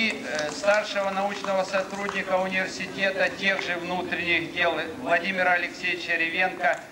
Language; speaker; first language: Russian; native; Russian